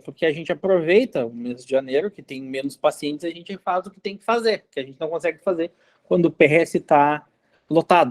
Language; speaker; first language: Portuguese; native; Portuguese